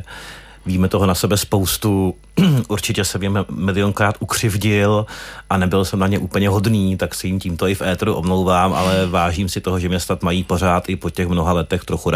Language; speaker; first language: Czech; native; Czech